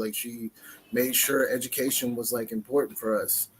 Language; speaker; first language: English; native; English